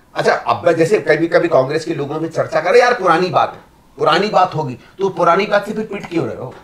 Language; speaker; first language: Hindi; native; Hindi